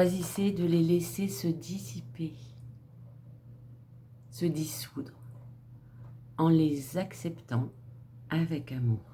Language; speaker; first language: French; native; French